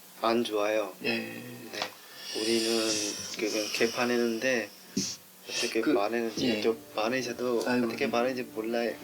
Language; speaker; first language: Korean; non-native, learner; Vietnamese